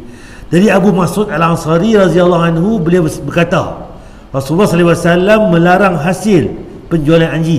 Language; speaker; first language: Malay; native; Malay